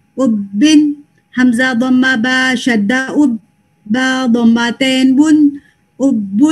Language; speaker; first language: Arabic; non-native, learner; Urdu